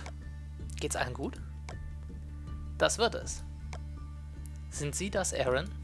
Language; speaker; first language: German; native; German